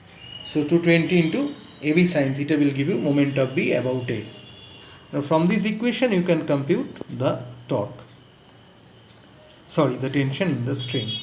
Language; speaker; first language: English; non-native, local second language; Bangla